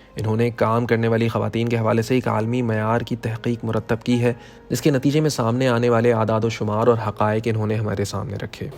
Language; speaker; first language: Urdu; native; Urdu